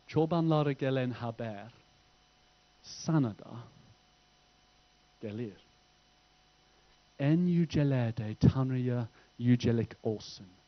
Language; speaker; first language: Turkish; non-native, fluent; English